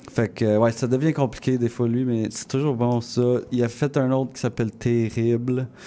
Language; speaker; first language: French; non-native, local second language; English